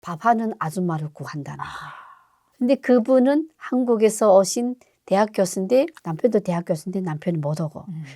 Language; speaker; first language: Korean; native; Korean